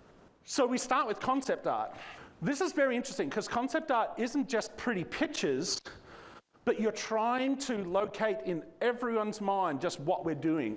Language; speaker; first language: English; native; English